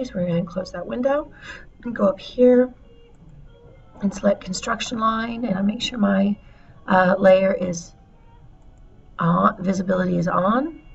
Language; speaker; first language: English; native; English